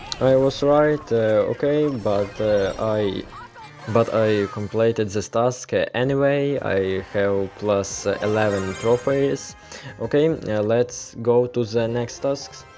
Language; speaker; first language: English; non-native, learner; Ukrainian